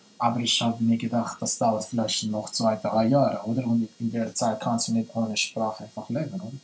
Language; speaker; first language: German; non-native, fluent; Persian